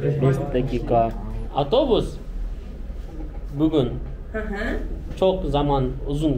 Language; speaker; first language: Turkish; non-native, learner; Kazakh